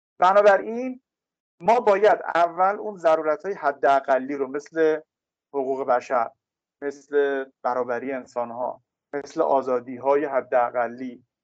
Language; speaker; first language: Persian; native; Persian